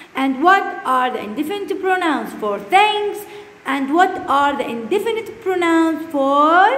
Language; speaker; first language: English; non-native, fluent; Arabic